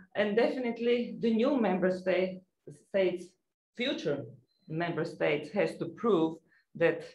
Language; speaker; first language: English; non-native, fluent; Croatian